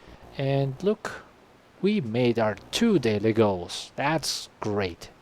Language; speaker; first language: English; non-native, fluent; Spanish